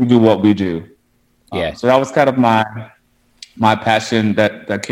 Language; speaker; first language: English; non-native, fluent; Haitian Creole